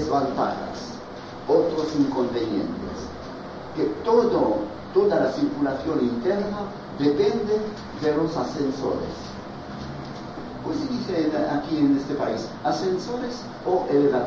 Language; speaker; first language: Spanish; non-native, fluent; French